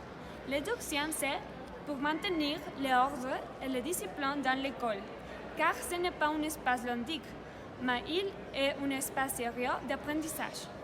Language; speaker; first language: French; non-native, learner; Spanish